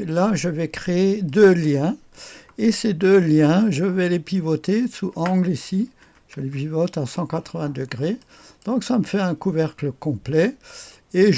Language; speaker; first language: French; native; French